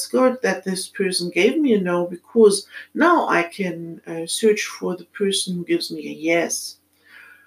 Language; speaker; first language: English; non-native, fluent; German